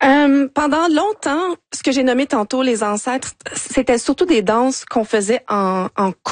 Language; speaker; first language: French; native; French